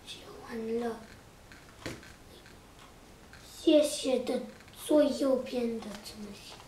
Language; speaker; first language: Chinese; early bilingual, heritage; Chinese